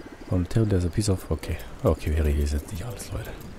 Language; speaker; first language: German; native; German